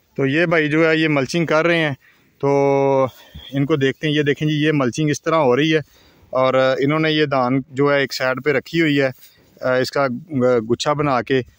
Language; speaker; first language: Urdu; non-native, local second language; Punjabi